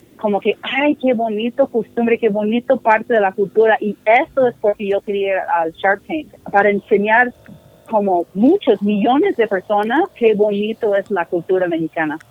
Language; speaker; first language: Spanish; non-native, fluent; English